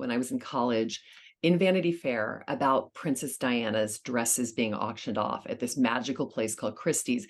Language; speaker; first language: English; native; English